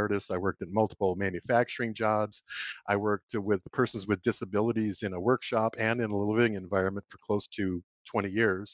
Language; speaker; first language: English; native; English